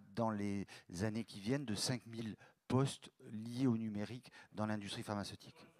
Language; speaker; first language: French; native; French